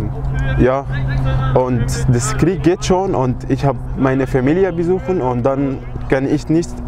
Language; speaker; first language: German; non-native, learner; Arabic